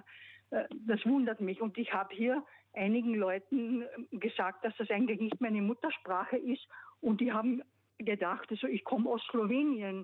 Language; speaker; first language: German; non-native, local second language; Slovenian